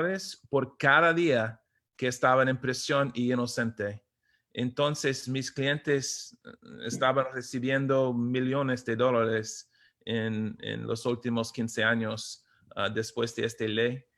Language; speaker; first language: Spanish; non-native, fluent; English